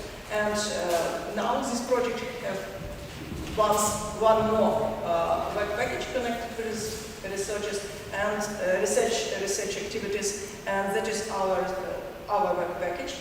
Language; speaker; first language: English; non-native, learner; Ukrainian